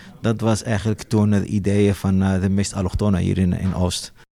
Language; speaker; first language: Dutch; non-native, learner; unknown